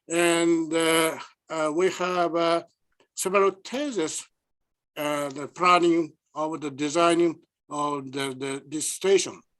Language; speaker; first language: English; non-native, learner; Japanese